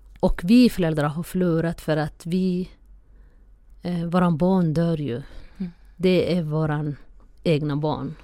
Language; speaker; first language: Swedish; non-native, fluent; Somali